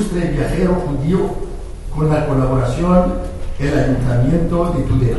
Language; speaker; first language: Spanish; non-native, fluent; French